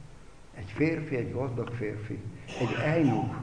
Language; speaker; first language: Hungarian; native; Hungarian